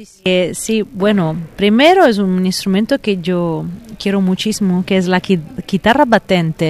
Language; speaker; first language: Spanish; non-native, fluent; Italian